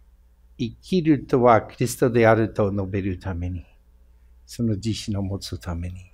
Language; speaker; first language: Japanese; non-native, fluent; English